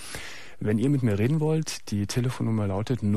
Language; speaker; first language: German; native; German